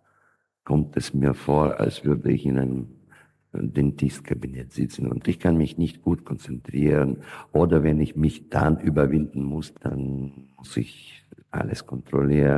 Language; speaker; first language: German; non-native, fluent; Russian